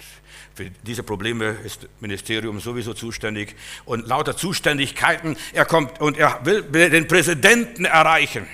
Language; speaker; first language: German; native; German